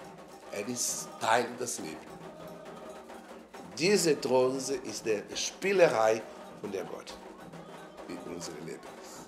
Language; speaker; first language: German; non-native, fluent; Portuguese